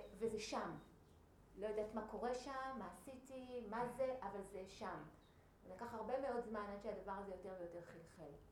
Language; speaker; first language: Hebrew; native; Hebrew